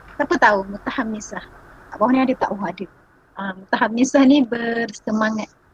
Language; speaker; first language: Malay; native; Malay